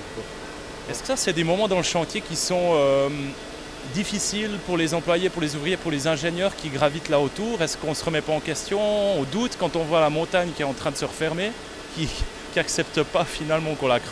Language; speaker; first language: French; native; French